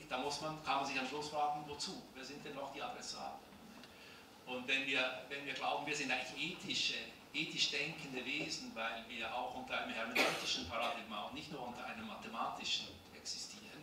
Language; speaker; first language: German; native; German